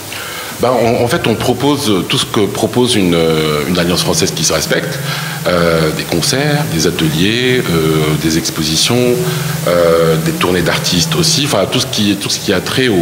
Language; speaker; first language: French; non-native, local second language; Arabic